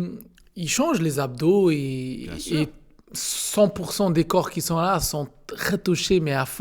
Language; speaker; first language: French; non-native, learner; Portuguese